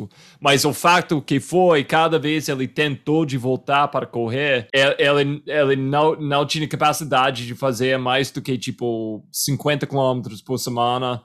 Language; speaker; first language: Portuguese; non-native, fluent; English